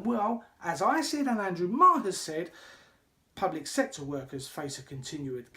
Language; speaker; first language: English; native; English